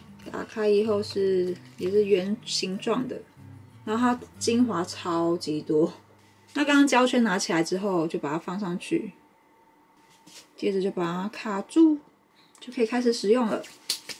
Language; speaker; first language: Chinese; native; Chinese